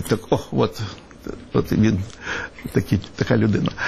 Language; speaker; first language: Ukrainian; non-native, local second language; Russian